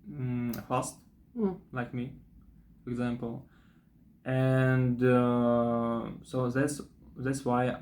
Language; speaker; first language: English; non-native, fluent; Russian